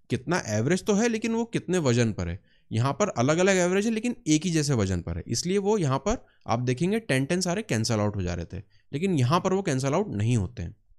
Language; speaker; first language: Hindi; native; Hindi